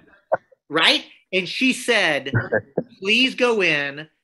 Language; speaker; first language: English; native; English